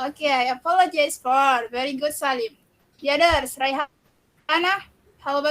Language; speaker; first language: English; non-native, fluent; Indonesian